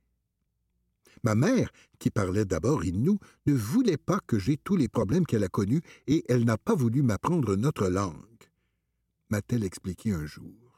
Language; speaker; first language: French; native; French